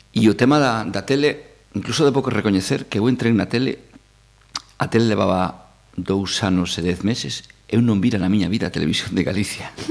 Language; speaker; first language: Galician; native; Galician